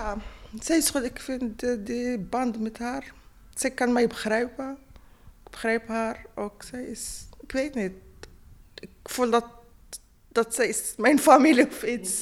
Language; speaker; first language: Dutch; non-native, learner; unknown